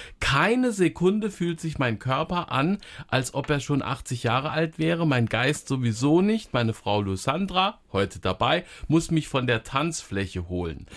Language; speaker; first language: German; native; German